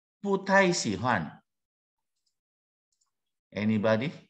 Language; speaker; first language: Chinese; non-native, fluent; Indonesian